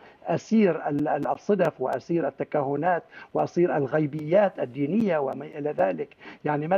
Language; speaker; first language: Arabic; native; Arabic